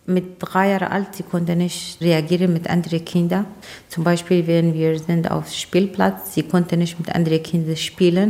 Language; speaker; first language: German; non-native, learner; Arabic